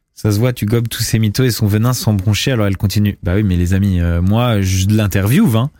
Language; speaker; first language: French; native; French